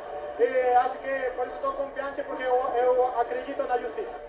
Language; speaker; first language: Portuguese; non-native, fluent; Spanish